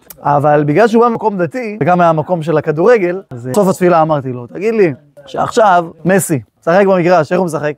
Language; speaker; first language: Hebrew; native; Hebrew